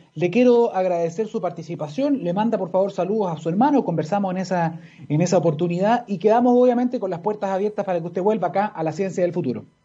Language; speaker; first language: Spanish; native; Spanish